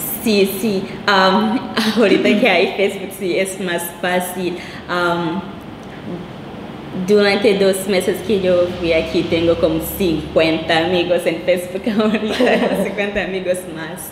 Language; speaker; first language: Spanish; non-native, local second language; Kinyarwanda